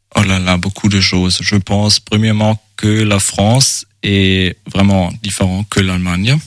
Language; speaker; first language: French; non-native, fluent; German